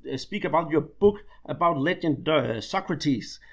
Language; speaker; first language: English; non-native, fluent; Danish